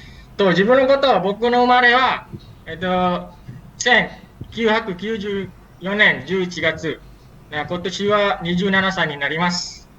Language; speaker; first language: Japanese; non-native, learner; Malay